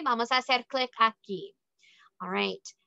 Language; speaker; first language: Spanish; non-native, learner; English